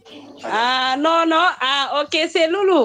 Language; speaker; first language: French; non-native, local second language; Wolof